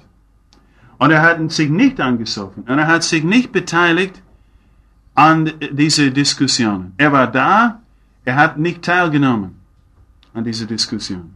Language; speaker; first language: German; non-native, fluent; English